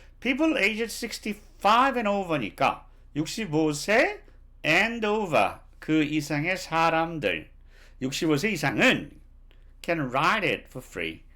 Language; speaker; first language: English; non-native, fluent; Korean